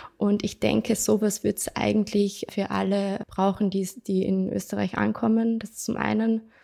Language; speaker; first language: German; native; German